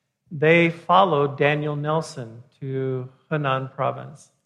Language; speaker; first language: English; native; English